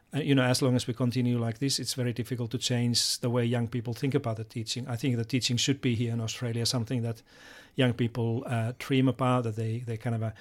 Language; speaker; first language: English; non-native, fluent; Finnish